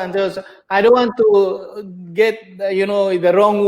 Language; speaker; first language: English; non-native, learner; Indonesian